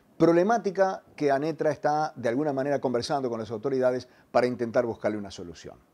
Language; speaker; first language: Spanish; native; Spanish